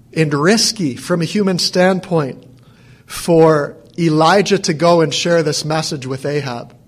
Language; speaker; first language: English; native; English